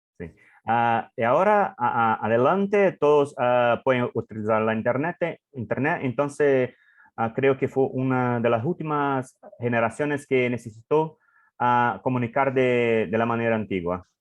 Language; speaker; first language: Spanish; non-native, learner; English